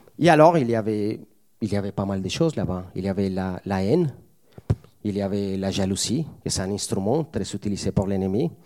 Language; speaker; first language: French; non-native, fluent; Spanish